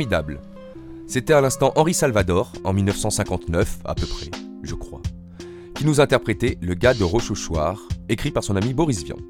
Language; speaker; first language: French; native; French